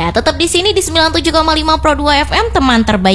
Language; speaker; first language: Indonesian; native; Indonesian